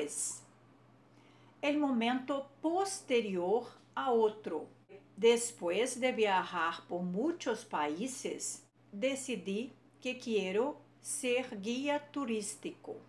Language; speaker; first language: Spanish; non-native, fluent; Portuguese